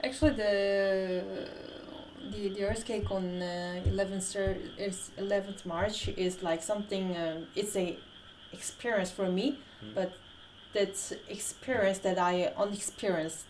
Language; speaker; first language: English; non-native, fluent; Korean